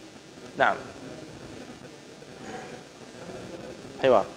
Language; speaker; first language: Arabic; non-native, fluent; Indonesian